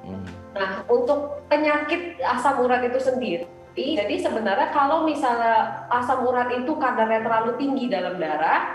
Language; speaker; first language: Indonesian; native; Indonesian